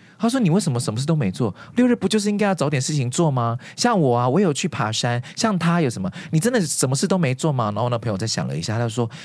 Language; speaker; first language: Chinese; native; Chinese